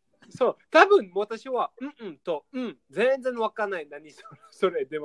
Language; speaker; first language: Japanese; non-native, learner; English